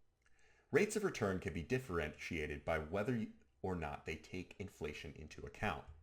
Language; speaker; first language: English; native; English